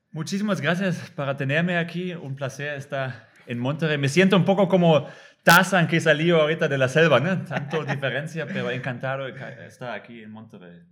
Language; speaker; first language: Spanish; non-native, fluent; German